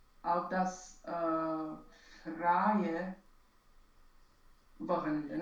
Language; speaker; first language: German; non-native, learner; Romanian